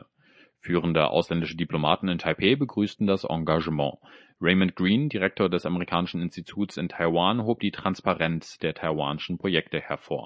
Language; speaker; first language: German; native; German